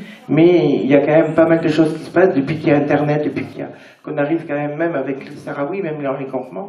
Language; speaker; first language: French; native; French